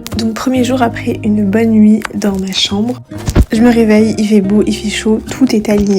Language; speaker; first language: French; non-native, local second language; Malagasy